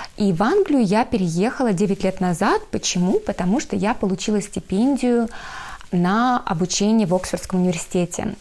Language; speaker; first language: Russian; native; Russian